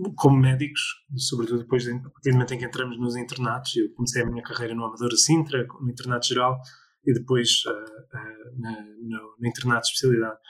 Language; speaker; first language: Portuguese; early bilingual, other home language; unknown